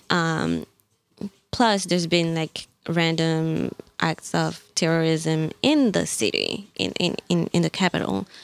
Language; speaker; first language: English; non-native, fluent; French